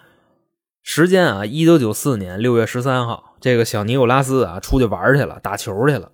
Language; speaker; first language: Chinese; native; Chinese